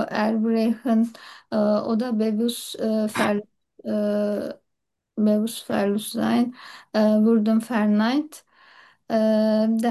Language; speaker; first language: German; non-native, learner; Turkish